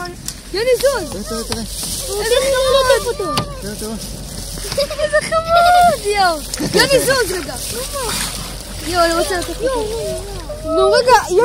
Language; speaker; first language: Hebrew; native; Hebrew